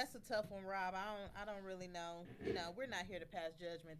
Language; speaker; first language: English; native; English